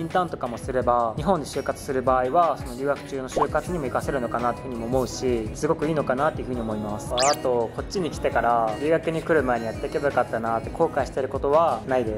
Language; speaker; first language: Japanese; native; Japanese